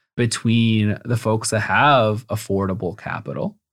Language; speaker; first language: English; early bilingual, other home language; Spanish